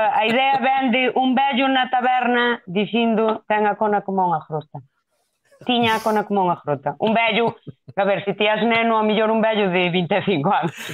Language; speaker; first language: Galician; non-native, local second language; Spanish